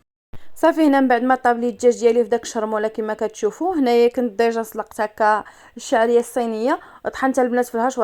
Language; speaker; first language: Arabic; native; Arabic